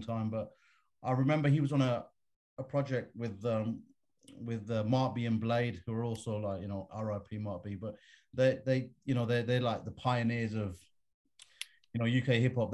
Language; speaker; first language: English; native; English